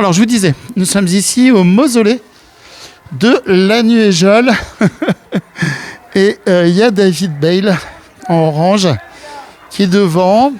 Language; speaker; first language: French; native; French